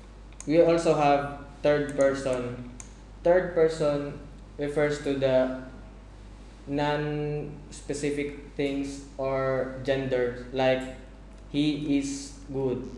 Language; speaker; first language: English; non-native, fluent; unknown